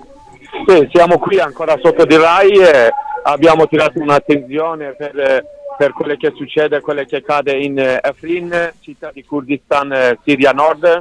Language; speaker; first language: Italian; non-native, learner; Kurdish